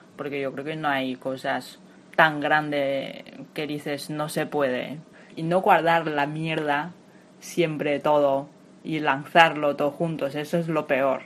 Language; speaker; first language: Spanish; non-native, fluent; Chinese